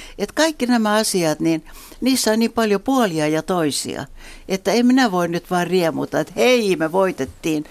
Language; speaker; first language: Finnish; non-native, local second language; Swedish